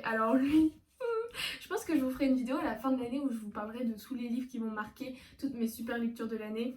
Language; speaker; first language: French; native; French